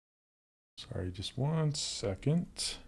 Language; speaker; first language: English; native; English